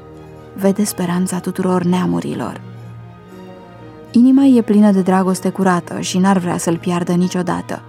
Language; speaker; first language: Romanian; native; Romanian